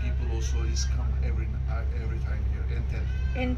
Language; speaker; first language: English; non-native, learner; Turkish